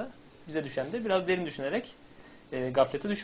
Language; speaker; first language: Turkish; native; Turkish